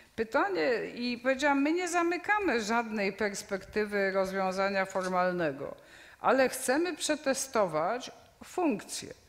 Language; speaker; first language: Polish; native; Polish